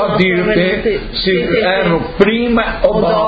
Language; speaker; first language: Italian; early bilingual, heritage; Portuguese